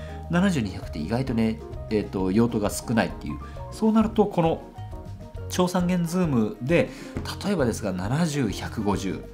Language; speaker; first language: Japanese; native; Japanese